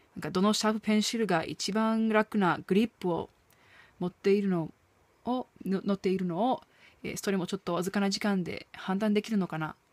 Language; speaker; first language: Japanese; non-native, fluent; English